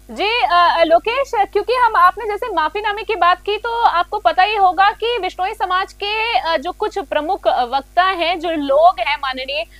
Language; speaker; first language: Hindi; native; Hindi